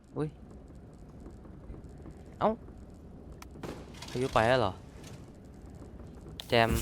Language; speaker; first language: Thai; native; Thai